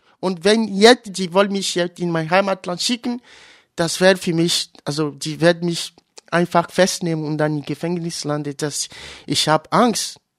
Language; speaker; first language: German; non-native, learner; Ewe